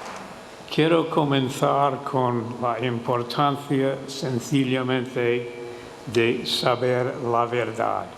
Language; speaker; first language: Spanish; non-native, fluent; English